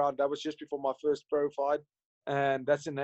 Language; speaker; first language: English; non-native, local second language; Afrikaans